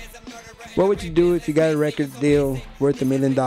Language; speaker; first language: English; native; English